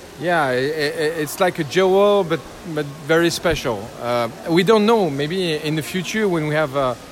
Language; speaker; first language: English; non-native, learner; French